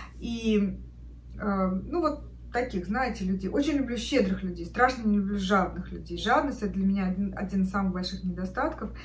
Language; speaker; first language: Russian; native; Russian